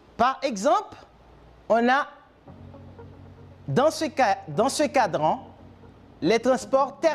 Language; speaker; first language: French; non-native, fluent; Spanish